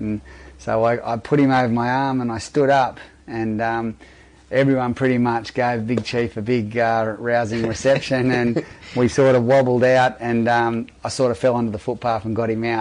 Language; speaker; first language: English; native; English